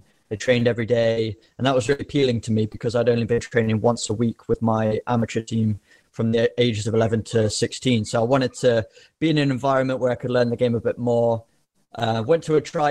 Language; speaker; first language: English; native; English